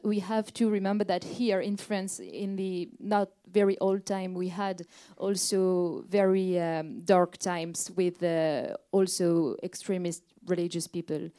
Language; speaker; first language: English; non-native, fluent; French